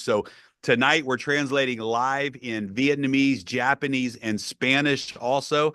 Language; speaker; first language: English; native; English